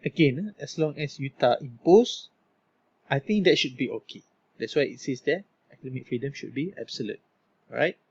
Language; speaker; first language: English; non-native, local second language; Malay